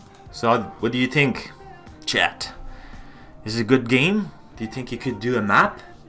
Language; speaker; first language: English; non-native, fluent; French